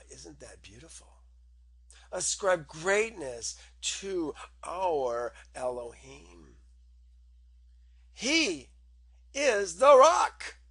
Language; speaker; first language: English; native; English